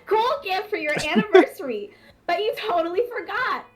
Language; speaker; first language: English; native; English